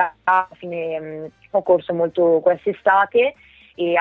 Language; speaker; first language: Italian; native; Italian